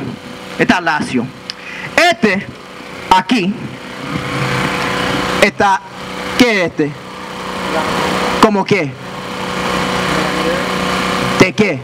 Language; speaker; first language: Spanish; non-native, learner; English